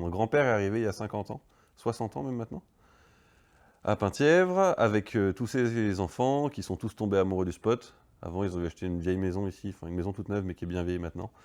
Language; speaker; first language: French; native; French